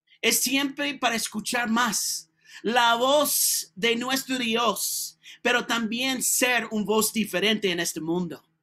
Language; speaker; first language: Spanish; non-native, learner; English